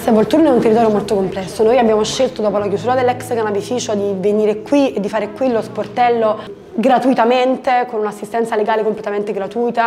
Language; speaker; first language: Italian; native; Italian